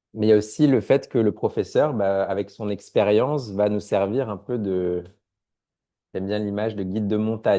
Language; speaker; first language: French; native; French